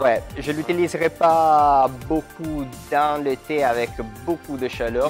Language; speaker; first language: French; non-native, learner; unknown